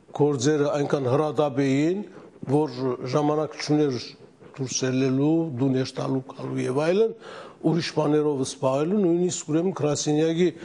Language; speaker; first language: Armenian; early bilingual, heritage; Armenian